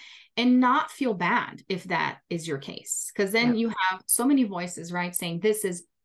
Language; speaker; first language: English; non-native, fluent; Portuguese